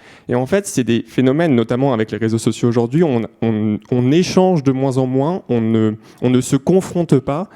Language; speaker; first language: French; native; French